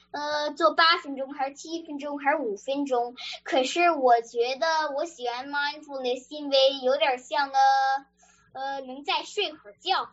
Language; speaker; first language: Chinese; early bilingual, other home language; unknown